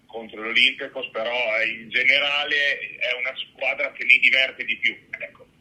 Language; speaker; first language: Italian; native; Italian